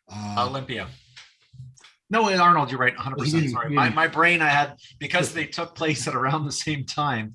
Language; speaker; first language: English; native; English